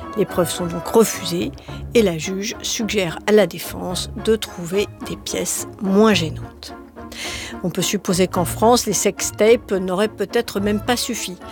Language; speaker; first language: French; native; French